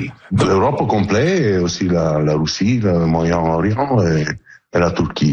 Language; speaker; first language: French; non-native, learner; Italian